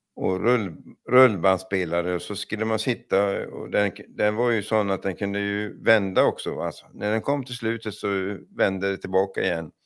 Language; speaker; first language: Swedish; native; Swedish